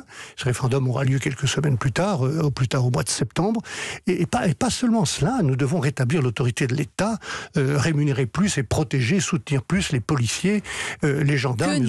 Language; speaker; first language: French; native; French